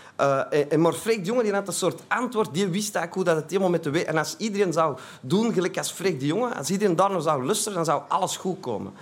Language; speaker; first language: Dutch; native; Dutch